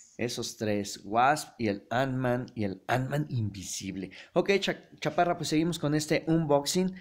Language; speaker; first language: Spanish; native; Spanish